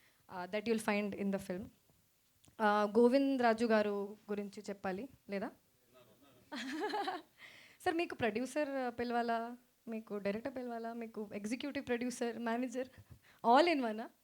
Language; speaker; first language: Telugu; non-native, local second language; Hindi